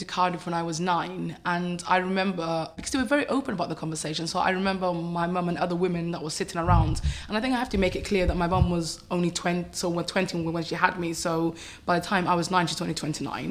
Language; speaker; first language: English; native; English